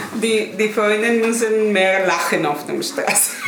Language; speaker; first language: German; non-native, learner; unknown